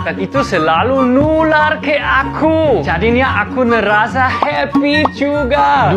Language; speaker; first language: Indonesian; non-native, fluent; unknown